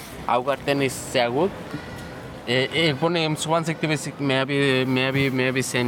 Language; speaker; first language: German; non-native, learner; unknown